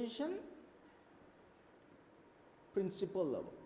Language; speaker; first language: English; non-native, local second language; Manipuri